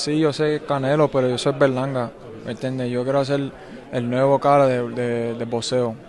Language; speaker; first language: Spanish; early bilingual, heritage; English